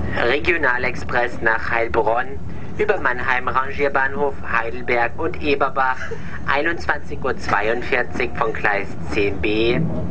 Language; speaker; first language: German; native; German